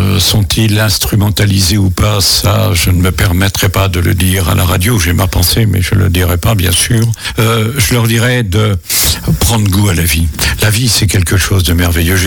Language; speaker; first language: French; native; French